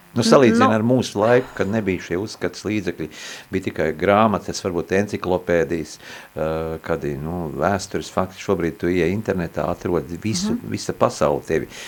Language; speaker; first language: Latvian; native; Latvian